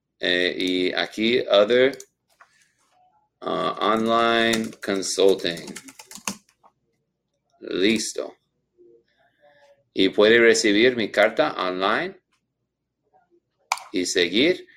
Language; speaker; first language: Spanish; non-native, learner; English